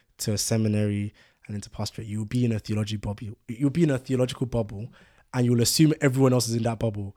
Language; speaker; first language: English; early bilingual, other home language; Yoruba